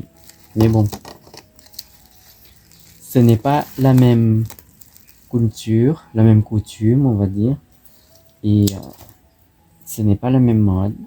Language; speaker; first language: French; non-native, fluent; Thai